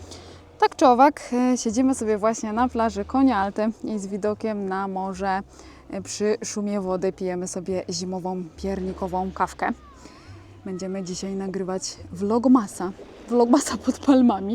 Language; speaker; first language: Polish; native; Polish